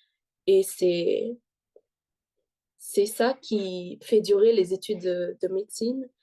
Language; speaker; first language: French; early bilingual, heritage; French